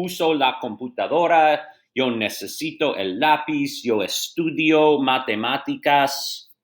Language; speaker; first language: Spanish; non-native, fluent; English